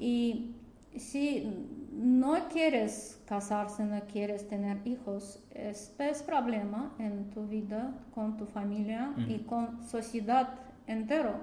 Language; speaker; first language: Spanish; non-native, learner; Russian